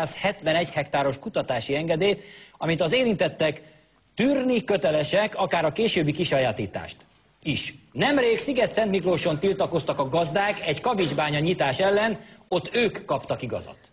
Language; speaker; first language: Hungarian; native; Hungarian